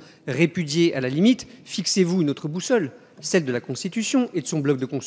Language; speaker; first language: French; native; French